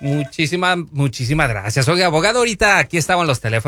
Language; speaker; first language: Spanish; native; Spanish